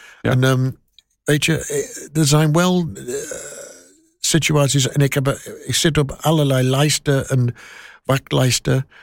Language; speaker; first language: Dutch; non-native, learner; English